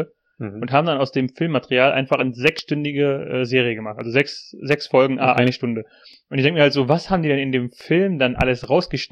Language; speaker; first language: German; native; German